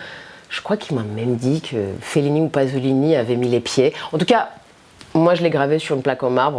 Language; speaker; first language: French; non-native, fluent; Greek